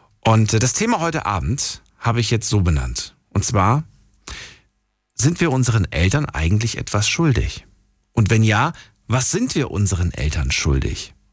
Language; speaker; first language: German; native; German